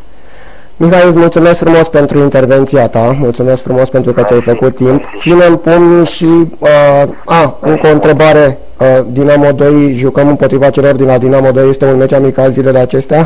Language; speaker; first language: Romanian; native; Romanian